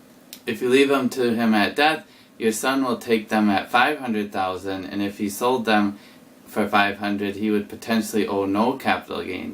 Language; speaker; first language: English; native; English